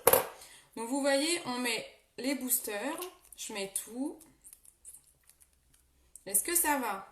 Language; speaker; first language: French; native; French